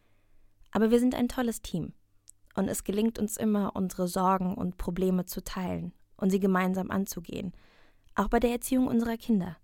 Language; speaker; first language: German; non-native, learner; Russian